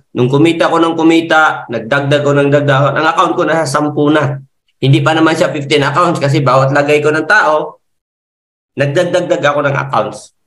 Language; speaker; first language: Filipino; non-native, local second language; Masbatenyo